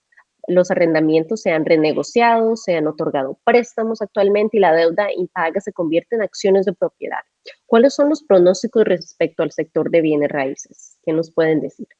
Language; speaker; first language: Spanish; native; Spanish